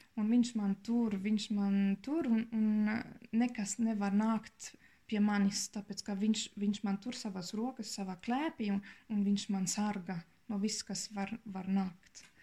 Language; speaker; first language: Latvian; non-native, learner; German